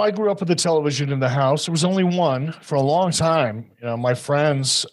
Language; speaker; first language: English; native; English